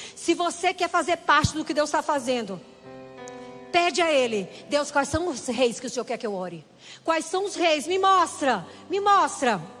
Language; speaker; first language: Portuguese; native; Portuguese